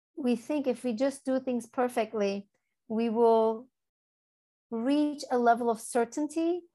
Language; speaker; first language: English; early bilingual, other home language; Turkish